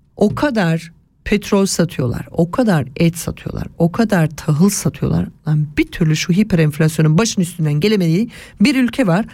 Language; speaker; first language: Turkish; early bilingual, heritage; Turkish